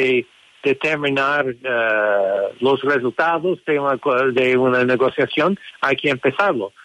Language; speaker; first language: Spanish; non-native, fluent; English